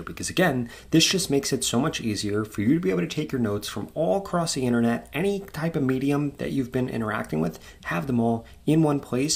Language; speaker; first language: English; native; English